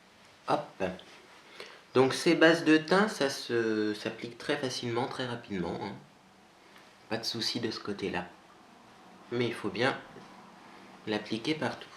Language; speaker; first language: French; native; French